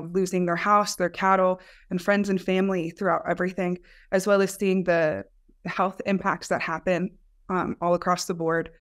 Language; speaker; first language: English; native; English